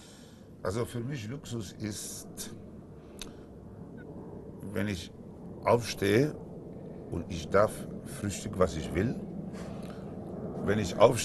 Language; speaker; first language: German; non-native, fluent; Spanish